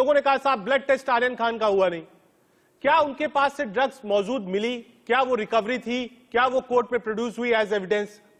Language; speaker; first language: Hindi; native; Hindi